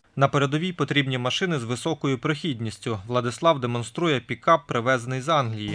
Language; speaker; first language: Ukrainian; native; Ukrainian